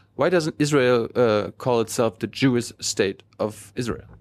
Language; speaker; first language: English; non-native, fluent; German